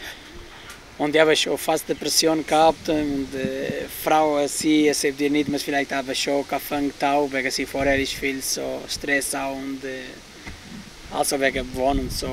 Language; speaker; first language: German; non-native, learner; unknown